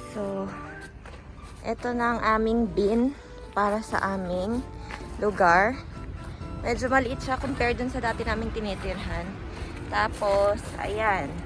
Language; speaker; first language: Filipino; native; Filipino